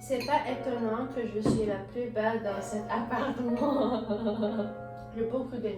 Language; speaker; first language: French; non-native, learner; English